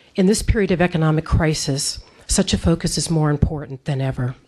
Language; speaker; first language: English; native; English